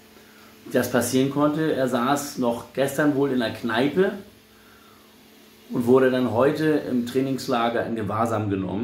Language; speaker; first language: German; native; German